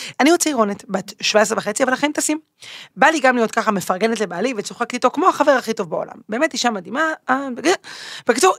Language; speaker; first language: Hebrew; native; Hebrew